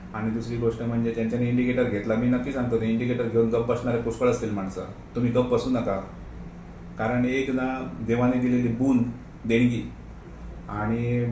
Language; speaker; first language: Marathi; non-native, local second language; Konkani